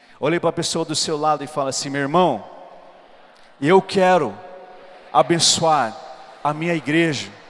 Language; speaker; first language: Portuguese; non-native, fluent; English